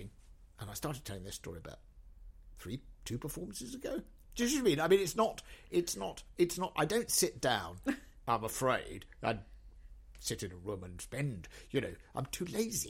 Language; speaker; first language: English; native; English